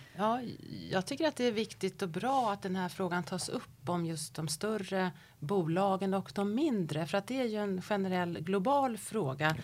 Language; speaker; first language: Swedish; native; Swedish